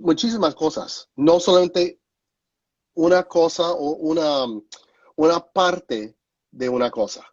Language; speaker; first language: Spanish; non-native, fluent; English